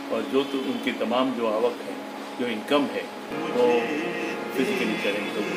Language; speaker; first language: Hindi; non-native, local second language; Gujarati